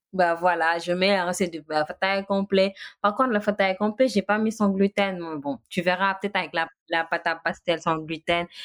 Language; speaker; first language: French; non-native, local second language; Wolof